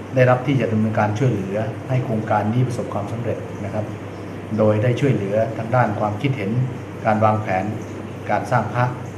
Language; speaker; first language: Thai; native; Thai